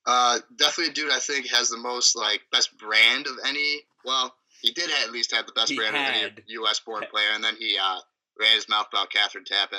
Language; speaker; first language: English; native; English